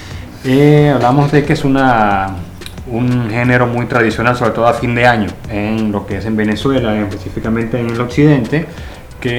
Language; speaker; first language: Spanish; native; Spanish